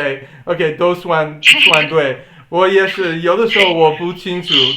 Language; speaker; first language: Chinese; non-native, learner; English